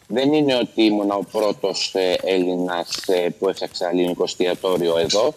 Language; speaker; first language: Greek; native; Greek